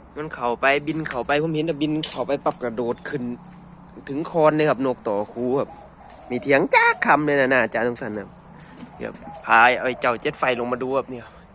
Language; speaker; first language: Thai; native; Thai